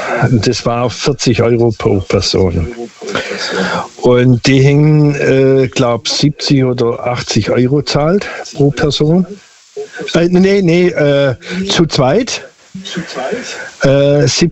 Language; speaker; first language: German; non-native, local second language; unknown